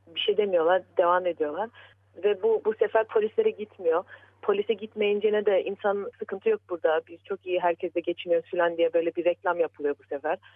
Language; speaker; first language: Turkish; early bilingual, heritage; Turkish